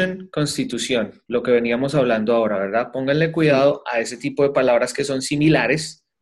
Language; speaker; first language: Spanish; native; Spanish